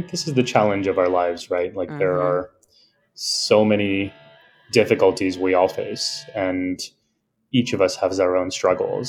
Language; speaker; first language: English; native; English